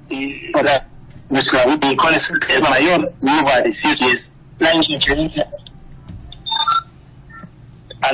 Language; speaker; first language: Spanish; non-native, fluent; Haitian Creole